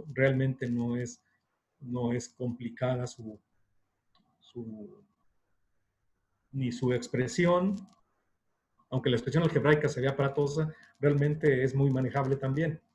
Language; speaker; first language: Spanish; native; Spanish